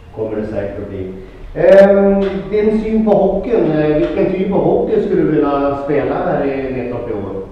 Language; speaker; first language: Swedish; native; Swedish